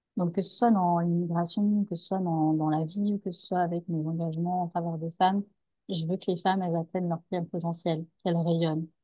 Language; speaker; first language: French; native; French